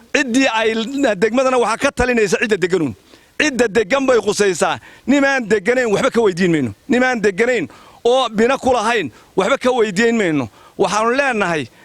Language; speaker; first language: Somali; native; Somali